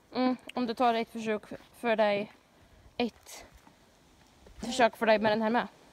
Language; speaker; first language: Swedish; native; Swedish